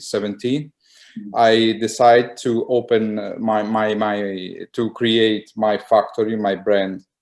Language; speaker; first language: English; non-native, learner; Italian